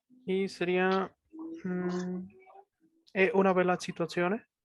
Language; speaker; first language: Italian; non-native, learner; Spanish